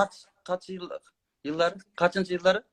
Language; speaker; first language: Turkish; non-native, learner; Kyrgyz